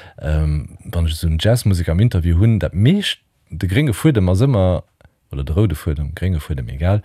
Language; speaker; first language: Luxembourgish; native; Luxembourgish